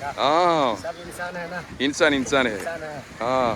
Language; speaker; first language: Hindi; non-native, local second language; Malayalam